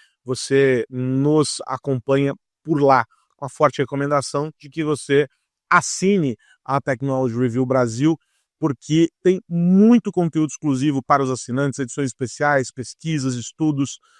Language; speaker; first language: Portuguese; native; Portuguese